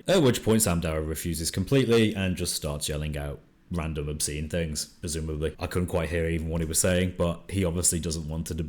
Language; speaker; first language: English; native; English